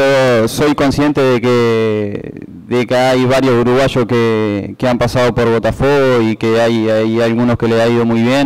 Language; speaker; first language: Portuguese; non-native, learner; Spanish